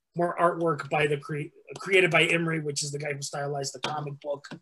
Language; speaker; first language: English; early bilingual, other home language; Spanish